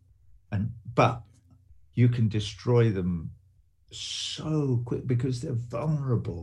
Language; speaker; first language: English; native; English